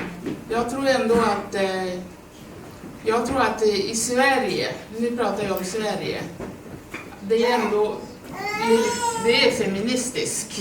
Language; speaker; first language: Swedish; non-native, fluent; Swahili